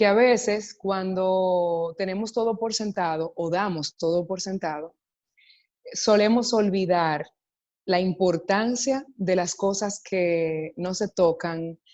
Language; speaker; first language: Spanish; native; Spanish